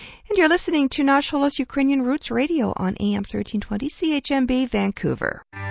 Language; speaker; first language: English; early bilingual, other home language; Ukrainian